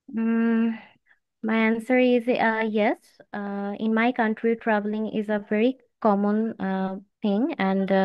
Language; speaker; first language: English; non-native, learner; Bangla